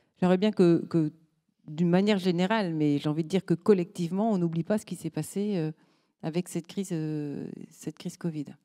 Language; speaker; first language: French; native; French